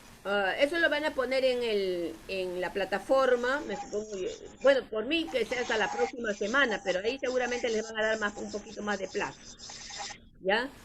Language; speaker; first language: Spanish; native; Spanish